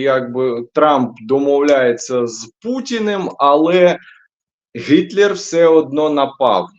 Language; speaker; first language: Ukrainian; non-native, local second language; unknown